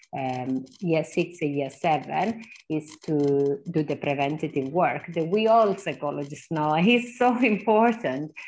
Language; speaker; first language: English; non-native, fluent; Italian